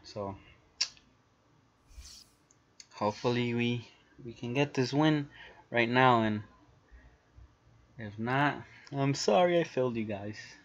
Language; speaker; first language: English; early bilingual, other home language; Spanish